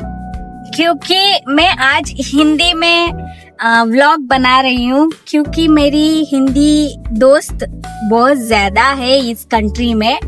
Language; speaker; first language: Hindi; non-native, local second language; Kannada